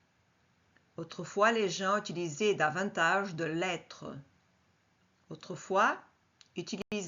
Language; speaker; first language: French; non-native, fluent; Portuguese